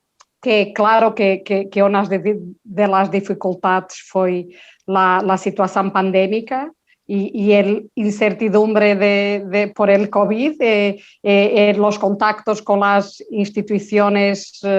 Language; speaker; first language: Spanish; non-native, local second language; Portuguese